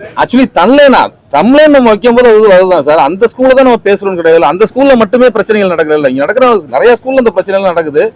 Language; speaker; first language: Tamil; native; Tamil